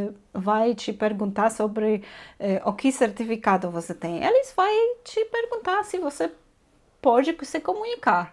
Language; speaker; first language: Portuguese; non-native, fluent; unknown